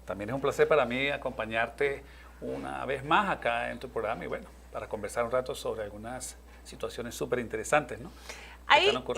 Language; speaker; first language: Spanish; native; Spanish